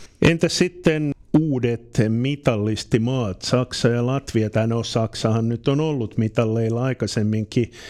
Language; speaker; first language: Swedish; native; Swedish